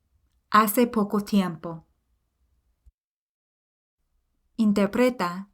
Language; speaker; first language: Spanish; non-native, fluent; English